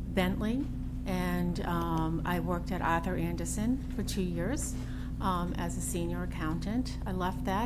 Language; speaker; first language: English; native; English